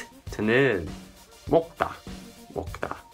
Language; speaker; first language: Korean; non-native, fluent; English